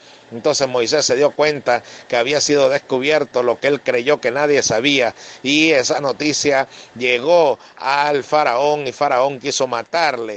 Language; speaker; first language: Spanish; native; Spanish